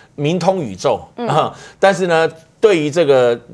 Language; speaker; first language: Chinese; native; Chinese